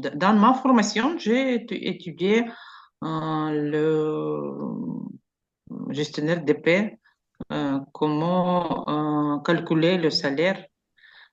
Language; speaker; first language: French; non-native, learner; Ukrainian